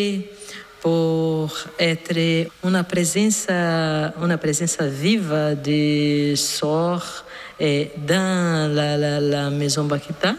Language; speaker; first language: French; non-native, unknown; Portuguese